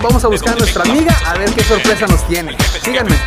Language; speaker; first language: Spanish; native; Spanish